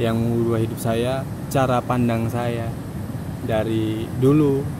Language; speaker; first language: Indonesian; non-native, fluent; German